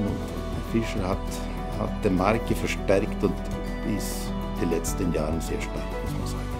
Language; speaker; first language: German; non-native, fluent; Swedish